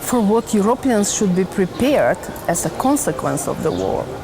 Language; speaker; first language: English; non-native, fluent; Macedonian